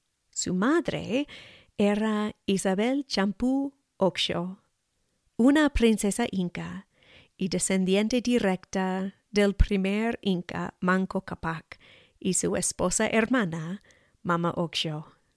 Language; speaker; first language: Spanish; non-native, fluent; English